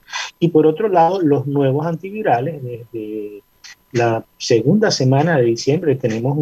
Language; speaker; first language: Spanish; native; Spanish